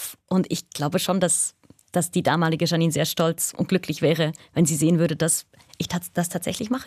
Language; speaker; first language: German; native; German